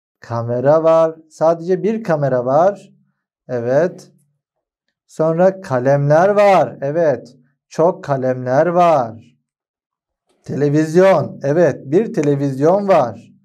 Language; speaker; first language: Turkish; non-native, fluent; Arabic